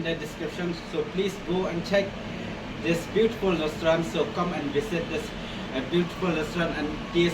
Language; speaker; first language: English; non-native, local second language; Khasi